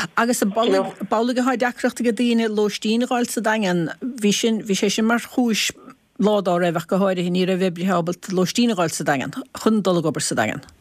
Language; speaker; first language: Irish; native; Irish